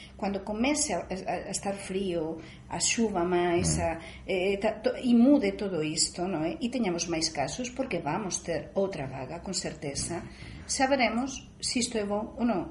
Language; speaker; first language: Galician; native; Galician